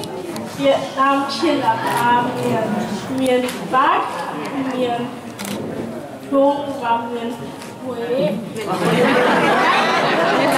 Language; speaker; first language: Vietnamese; early bilingual, heritage; Vietnamese